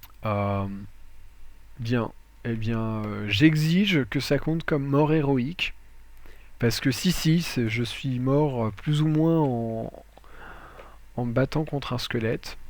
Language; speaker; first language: French; native; French